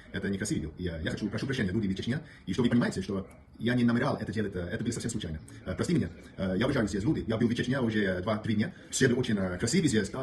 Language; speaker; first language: Russian; non-native, learner; English